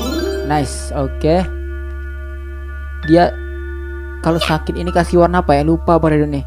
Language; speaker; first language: Indonesian; native; Indonesian